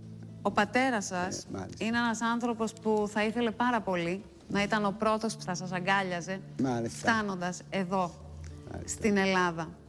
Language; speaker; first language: Greek; native; Greek